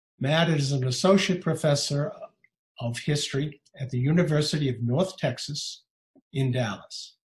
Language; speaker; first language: English; native; English